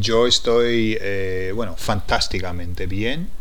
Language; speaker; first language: Spanish; non-native, learner; English